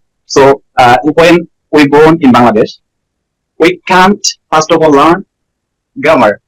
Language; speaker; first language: English; non-native, learner; Bangla